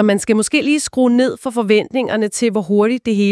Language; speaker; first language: Danish; native; Danish